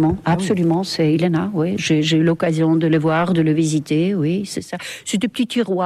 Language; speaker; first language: French; non-native, fluent; Estonian